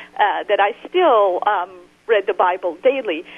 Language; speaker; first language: English; non-native, fluent; Turkish